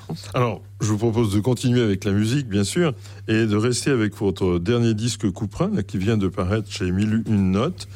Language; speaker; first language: French; native; French